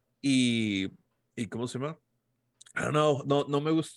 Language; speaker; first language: Spanish; early bilingual, heritage; Spanish